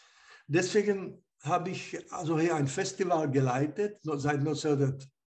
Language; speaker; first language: German; non-native, fluent; Slovak